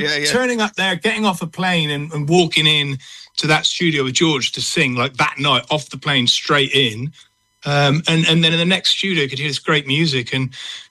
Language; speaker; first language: English; native; English